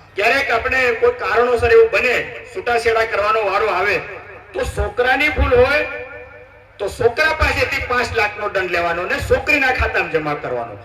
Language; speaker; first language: Gujarati; non-native, local second language; Bhili